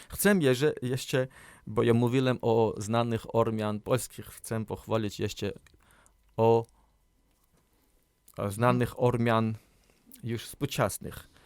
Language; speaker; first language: Polish; non-native, learner; Armenian